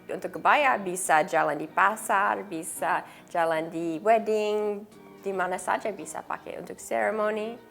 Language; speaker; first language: Indonesian; non-native, learner; English